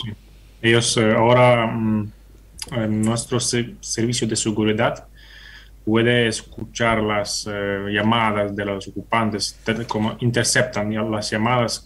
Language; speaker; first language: Spanish; non-native, fluent; Ukrainian